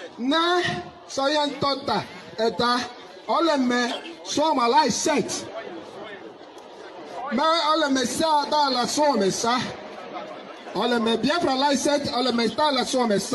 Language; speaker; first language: Finnish; non-native, learner; Igbo